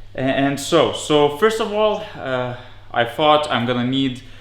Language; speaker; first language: English; non-native, fluent; Lithuanian